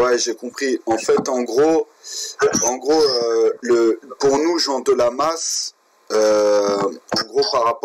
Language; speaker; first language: French; native; French